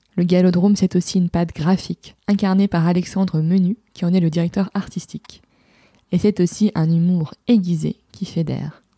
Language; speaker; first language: French; native; French